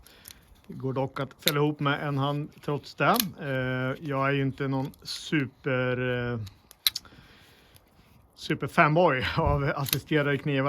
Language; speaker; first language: Swedish; native; Swedish